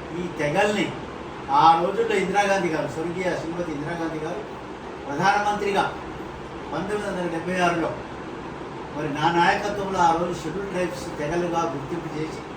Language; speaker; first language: Telugu; non-native, local second language; Lambadi